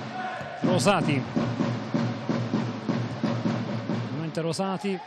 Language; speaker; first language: Italian; native; Italian